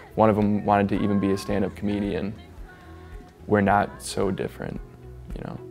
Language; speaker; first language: English; native; English